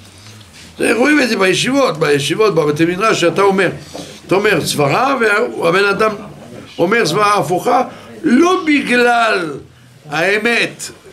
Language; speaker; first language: Hebrew; non-native, fluent; French